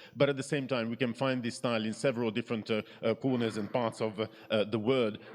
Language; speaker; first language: English; non-native, fluent; Hebrew